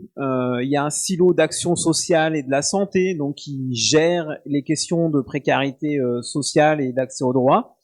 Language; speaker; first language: French; native; French